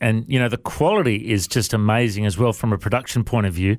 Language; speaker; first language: English; native; English